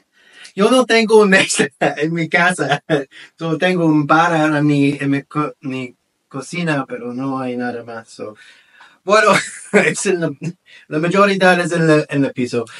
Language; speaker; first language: Spanish; non-native, learner; English